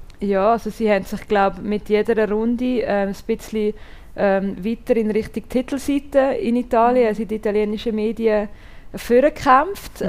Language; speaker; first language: German; native; German